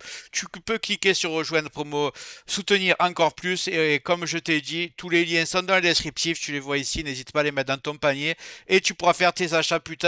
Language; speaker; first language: French; native; French